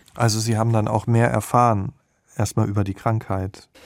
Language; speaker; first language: German; native; German